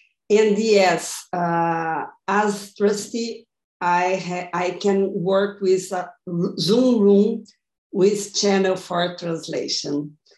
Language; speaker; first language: English; non-native, fluent; Portuguese